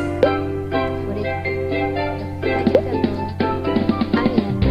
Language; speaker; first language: English; non-native, learner; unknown